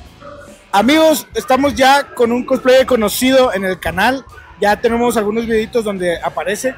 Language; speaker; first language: Spanish; native; Spanish